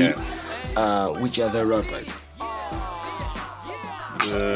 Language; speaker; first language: English; non-native, local second language; Ganda